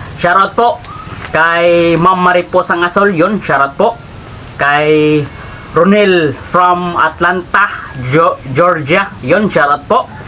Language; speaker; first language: Filipino; native; Filipino